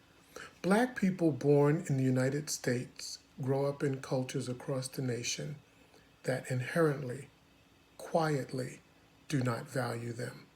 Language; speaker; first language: English; native; English